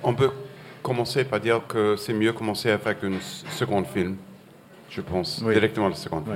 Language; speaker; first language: French; non-native, fluent; English